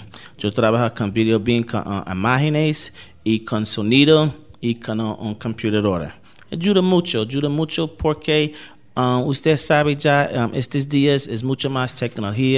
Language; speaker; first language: Spanish; non-native, learner; English